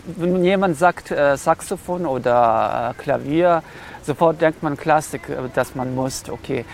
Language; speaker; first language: German; early bilingual, other home language; Serbian